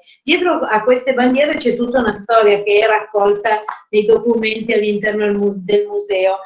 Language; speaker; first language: Italian; native; Italian